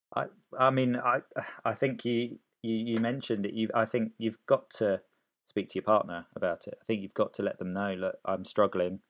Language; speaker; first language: English; native; English